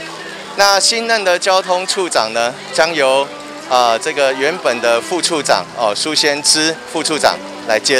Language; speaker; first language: Chinese; native; Chinese